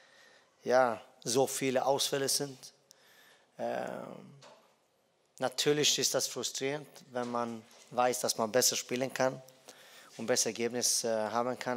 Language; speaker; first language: German; non-native, fluent; Dutch